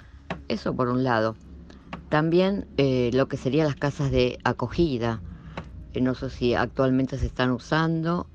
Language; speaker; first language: Spanish; native; Spanish